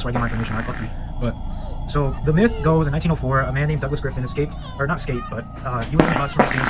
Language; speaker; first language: English; native; English